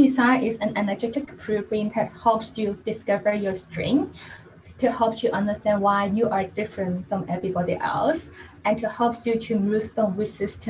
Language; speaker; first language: English; non-native, local second language; Cantonese